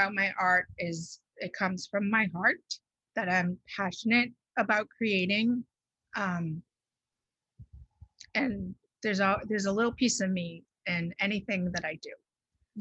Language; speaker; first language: English; native; English